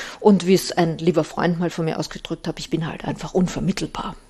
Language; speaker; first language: German; native; German